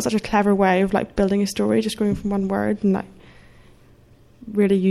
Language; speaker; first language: English; native; English